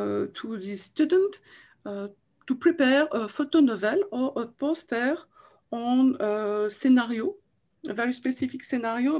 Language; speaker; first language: English; non-native, learner; French